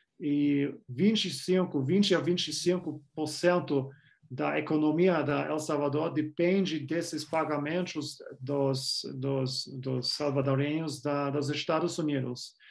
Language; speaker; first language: Portuguese; non-native, fluent; German